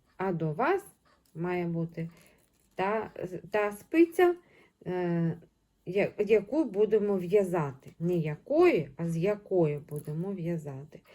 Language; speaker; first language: Ukrainian; non-native, local second language; Russian